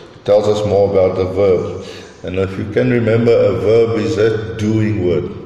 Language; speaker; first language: English; non-native, local second language; Afrikaans